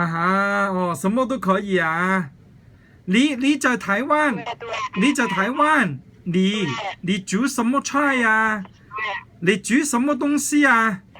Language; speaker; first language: Chinese; non-native, local second language; Cantonese